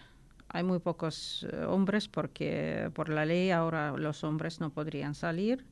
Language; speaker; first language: Spanish; non-native, learner; Ukrainian